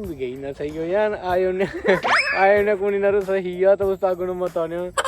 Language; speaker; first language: Filipino; non-native, learner; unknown